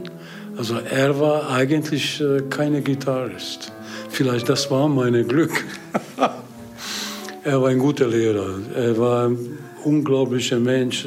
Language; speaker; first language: German; non-native, learner; Hungarian